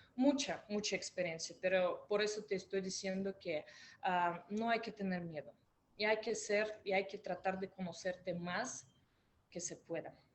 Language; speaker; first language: Spanish; non-native, fluent; Russian